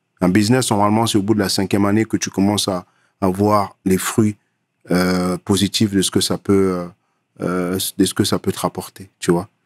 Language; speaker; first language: French; early bilingual, other home language; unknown